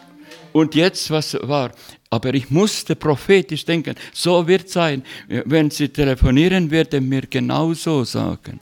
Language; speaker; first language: German; non-native, learner; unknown